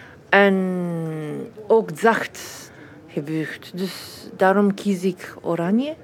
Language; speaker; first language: Dutch; non-native, learner; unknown